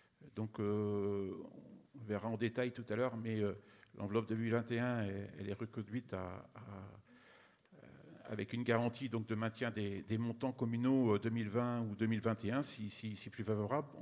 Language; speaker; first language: French; native; French